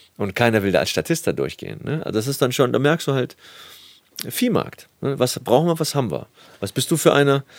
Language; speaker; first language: German; native; German